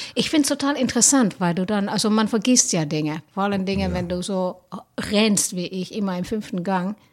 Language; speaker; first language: German; non-native, fluent; Finnish